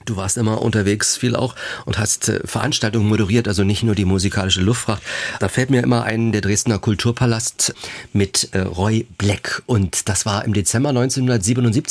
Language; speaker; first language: German; native; German